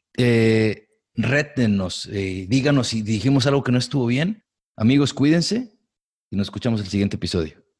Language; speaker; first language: Spanish; native; Spanish